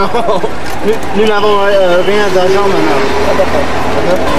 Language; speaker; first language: French; non-native, learner; English